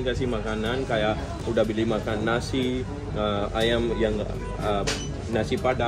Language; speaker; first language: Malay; non-native, learner; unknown